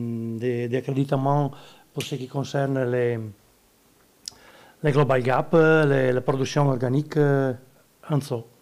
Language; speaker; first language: French; non-native, learner; Italian